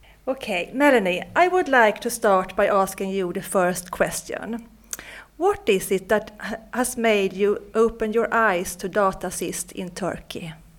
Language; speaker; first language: English; non-native, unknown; Swedish